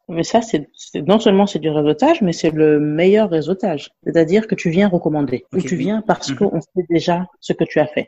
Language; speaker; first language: French; non-native, local second language; Wolof